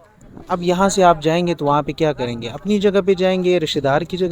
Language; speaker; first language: Urdu; native; Urdu